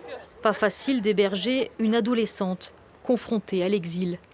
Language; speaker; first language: French; native; French